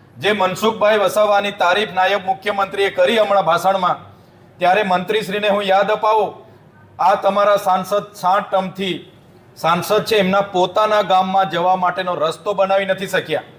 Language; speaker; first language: Gujarati; non-native, local second language; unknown